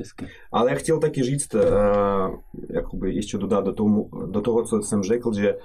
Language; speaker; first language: Czech; non-native, fluent; Russian